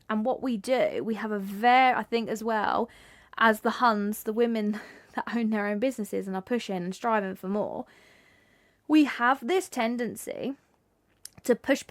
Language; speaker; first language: English; native; English